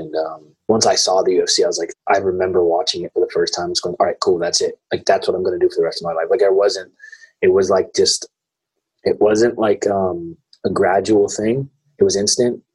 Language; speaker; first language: English; native; English